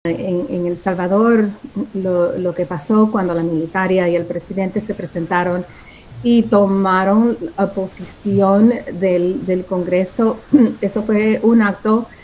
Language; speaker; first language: Spanish; early bilingual, other home language; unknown